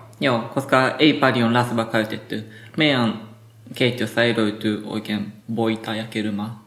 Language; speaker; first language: Finnish; non-native, learner; Japanese